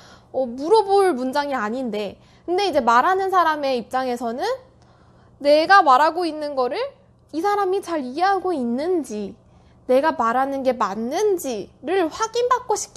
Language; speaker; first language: Korean; native; Korean